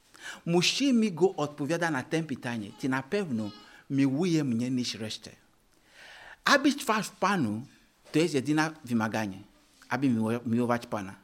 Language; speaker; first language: Polish; non-native, learner; Ukrainian